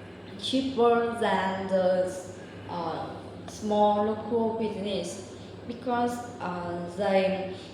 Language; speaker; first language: English; non-native, learner; Vietnamese